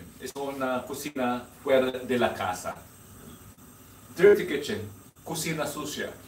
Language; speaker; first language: Spanish; non-native, learner; Filipino